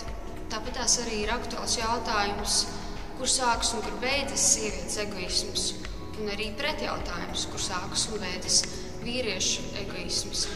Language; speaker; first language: Latvian; native; Latvian